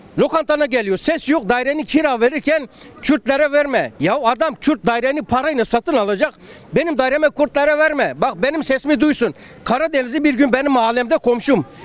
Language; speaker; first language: Turkish; non-native, local second language; Kurdish